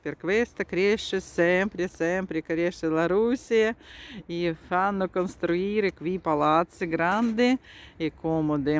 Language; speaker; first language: Italian; non-native, fluent; Russian